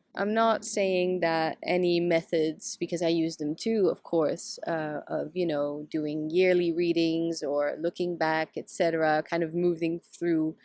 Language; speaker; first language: English; non-native, fluent; Dutch